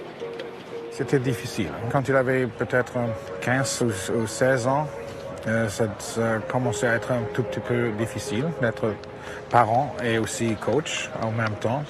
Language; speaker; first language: French; non-native, fluent; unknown